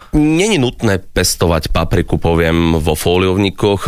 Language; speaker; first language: Slovak; native; Slovak